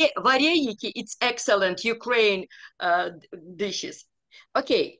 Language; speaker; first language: English; non-native, learner; Ukrainian